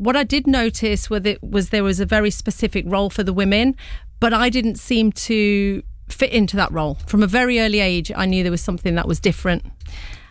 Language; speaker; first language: English; early bilingual, other home language; Punjabi